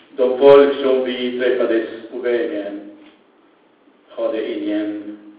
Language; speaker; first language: Swedish; non-native, fluent; Arabic